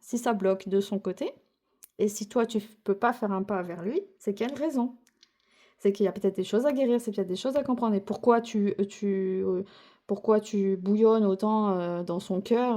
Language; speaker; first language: French; native; French